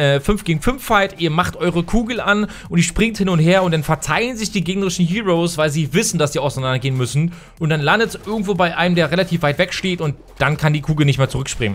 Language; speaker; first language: German; native; German